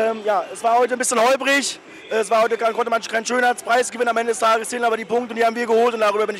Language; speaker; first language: German; native; German